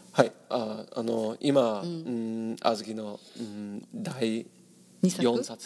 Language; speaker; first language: Japanese; non-native, learner; English